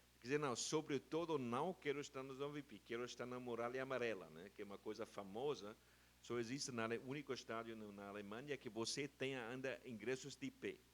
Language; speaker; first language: Portuguese; non-native, fluent; German